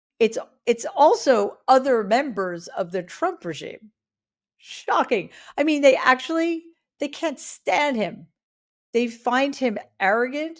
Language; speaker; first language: English; native; English